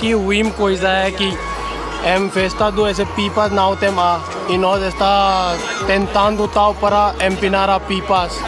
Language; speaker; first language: Portuguese; non-native, learner; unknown